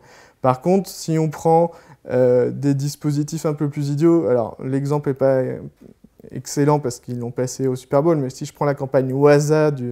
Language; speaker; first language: French; native; French